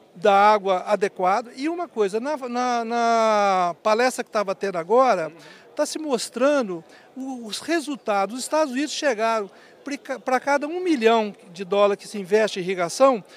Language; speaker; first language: Portuguese; native; Portuguese